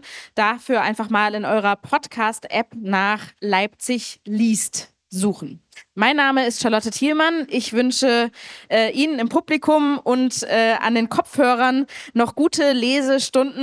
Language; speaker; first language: German; native; German